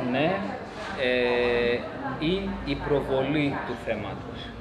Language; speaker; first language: Greek; early bilingual, other home language; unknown